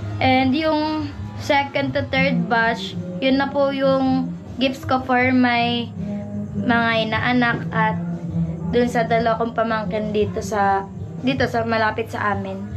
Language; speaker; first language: Filipino; non-native, local second language; Bikol